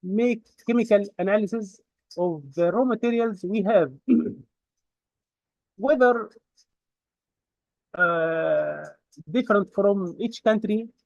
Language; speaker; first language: English; non-native, fluent; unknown